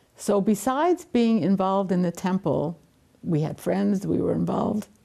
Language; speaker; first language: English; native; English